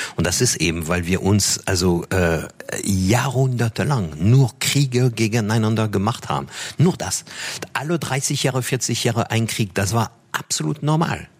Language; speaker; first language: German; non-native, fluent; French